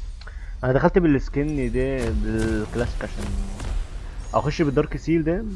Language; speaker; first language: Arabic; native; Arabic